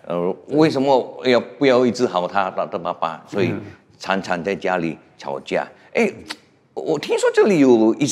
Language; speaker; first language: Chinese; non-native, fluent; Indonesian